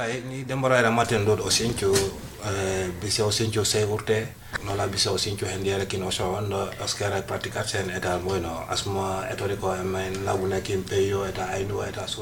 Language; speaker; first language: Basque; non-native, learner; Wolof